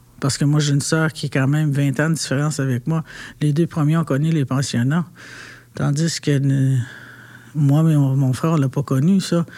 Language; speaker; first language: French; non-native, local second language; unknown